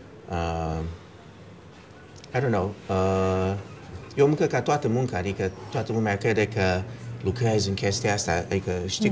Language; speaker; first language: Romanian; early bilingual, heritage; Romanian